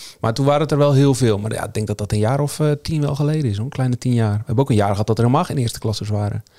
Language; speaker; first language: Dutch; native; Dutch